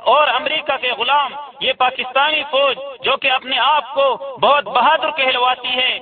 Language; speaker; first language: Urdu; non-native, local second language; Pashto